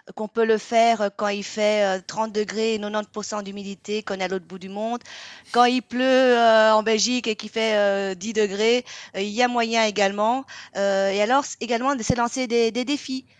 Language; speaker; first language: French; non-native, fluent; Vietnamese